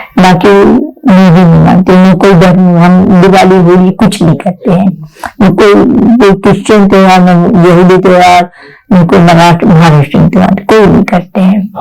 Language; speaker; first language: Hindi; non-native, local second language; Marathi